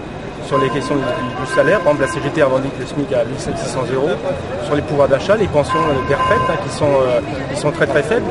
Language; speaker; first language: French; native; French